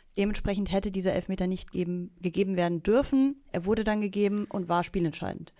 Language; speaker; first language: German; native; German